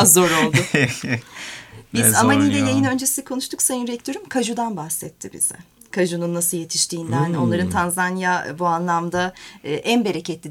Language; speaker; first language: Turkish; native; Turkish